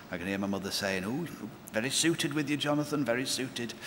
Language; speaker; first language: English; native; English